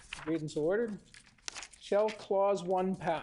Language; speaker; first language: English; native; English